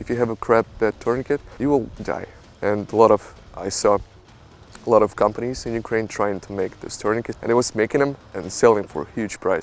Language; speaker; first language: English; non-native, learner; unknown